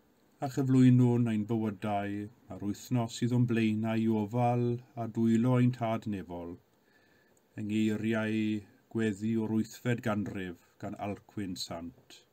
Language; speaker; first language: Welsh; native; Welsh